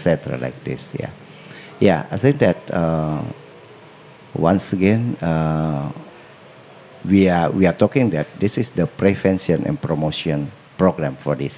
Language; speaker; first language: English; non-native, learner; Indonesian